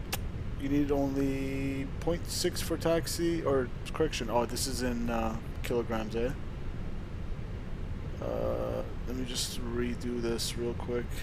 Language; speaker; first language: English; native; English